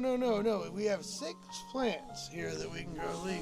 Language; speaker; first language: English; native; English